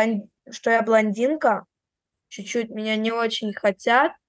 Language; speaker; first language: Russian; early bilingual, heritage; Russian